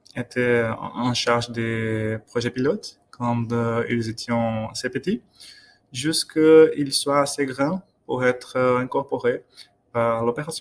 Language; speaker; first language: French; non-native, fluent; Portuguese